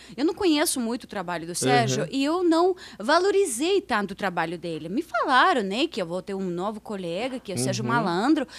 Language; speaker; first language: Portuguese; non-native, fluent; Russian